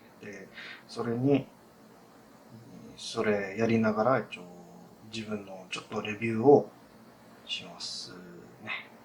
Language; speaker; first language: Japanese; non-native, fluent; English